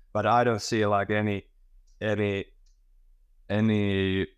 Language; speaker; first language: English; non-native, fluent; Finnish